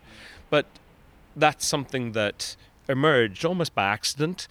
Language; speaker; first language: English; native; English